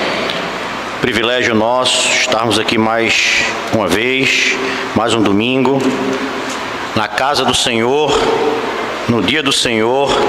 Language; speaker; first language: Portuguese; native; Portuguese